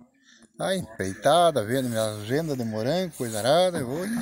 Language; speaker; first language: Portuguese; native; Portuguese